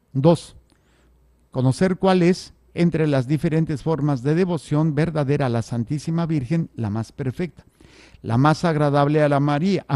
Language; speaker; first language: Spanish; native; Spanish